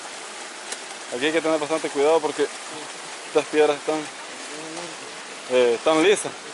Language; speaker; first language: Spanish; native; Spanish